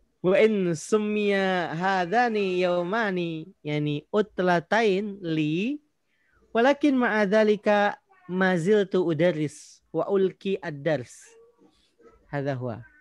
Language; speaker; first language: Arabic; non-native, fluent; Indonesian